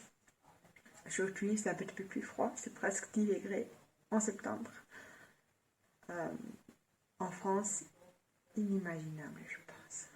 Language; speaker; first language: French; non-native, fluent; German